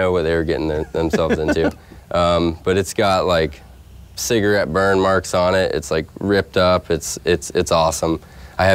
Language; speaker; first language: English; native; English